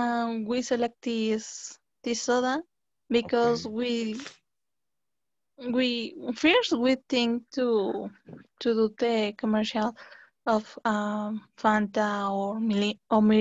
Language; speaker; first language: English; non-native, learner; Spanish